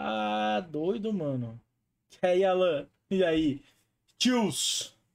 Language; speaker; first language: Portuguese; native; Portuguese